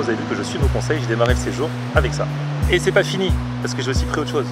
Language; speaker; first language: French; native; French